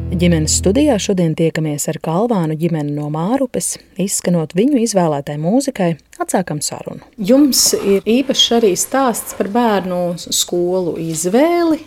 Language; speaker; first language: Latvian; native; Latvian